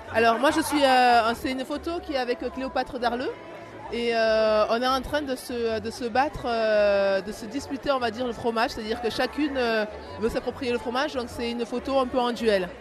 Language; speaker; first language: French; native; French